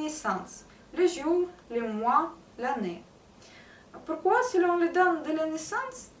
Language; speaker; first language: French; non-native, learner; Russian